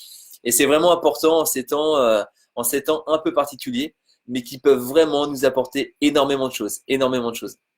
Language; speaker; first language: French; native; French